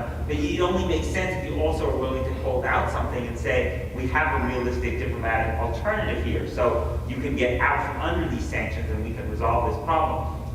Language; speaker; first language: English; native; English